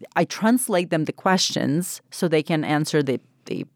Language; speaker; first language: English; non-native, fluent; Ukrainian